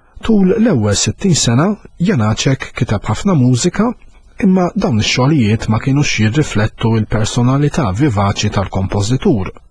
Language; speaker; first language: Maltese; native; Maltese